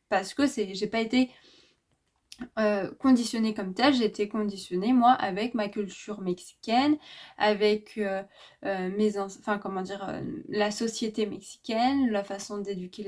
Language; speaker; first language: French; native; French